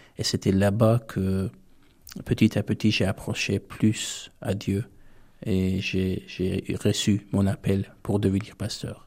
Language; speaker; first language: French; non-native, fluent; Armenian